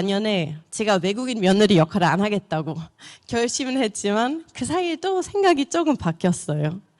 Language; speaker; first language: Korean; non-native, fluent; German